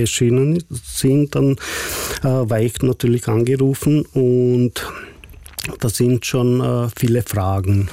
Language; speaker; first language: German; non-native, fluent; Hungarian